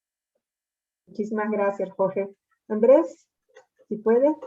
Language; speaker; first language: Spanish; non-native, fluent; Portuguese